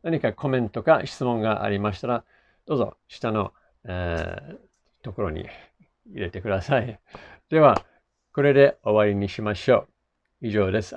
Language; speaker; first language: Japanese; non-native, fluent; English